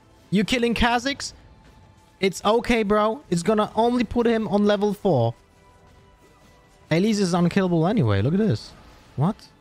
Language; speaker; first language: English; non-native, fluent; Polish